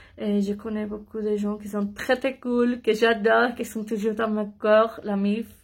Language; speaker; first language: French; non-native, learner; English